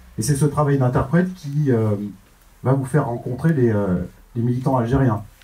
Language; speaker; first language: French; native; French